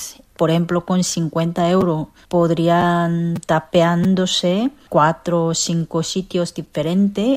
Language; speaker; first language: Spanish; non-native, fluent; Korean